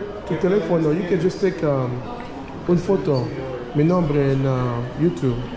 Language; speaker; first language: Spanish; non-native, learner; English